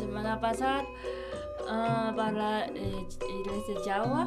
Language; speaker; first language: Catalan; non-native, learner; Indonesian